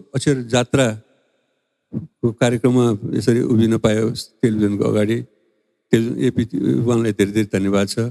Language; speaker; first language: Nepali; non-native, local second language; Newari